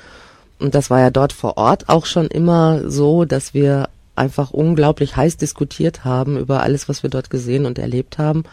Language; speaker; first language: German; native; German